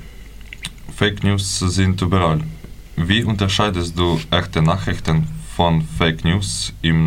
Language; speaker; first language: German; non-native, learner; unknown